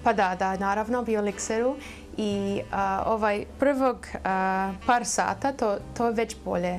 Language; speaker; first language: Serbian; early bilingual, heritage; Serbian